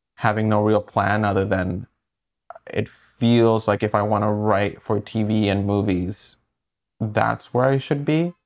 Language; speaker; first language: English; non-native, fluent; Spanish